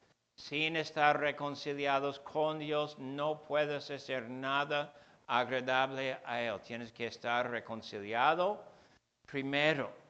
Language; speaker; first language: Spanish; non-native, fluent; English